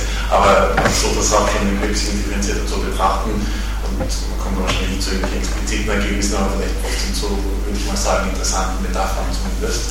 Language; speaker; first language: German; native; German